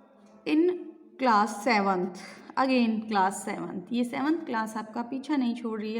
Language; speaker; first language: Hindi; native; Hindi